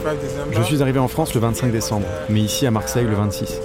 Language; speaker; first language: French; non-native, learner; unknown